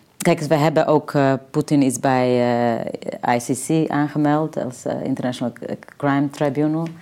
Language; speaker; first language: Dutch; non-native, fluent; Serbian